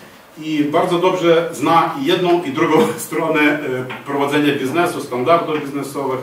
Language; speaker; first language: Polish; non-native, fluent; Ukrainian